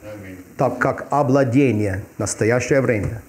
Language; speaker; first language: Russian; non-native, fluent; English